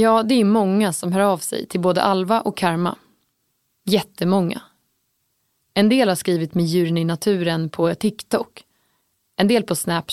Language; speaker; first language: Swedish; native; Swedish